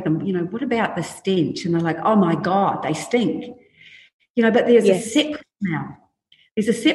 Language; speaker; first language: English; native; English